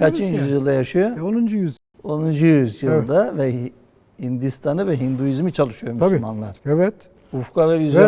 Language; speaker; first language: Turkish; native; Turkish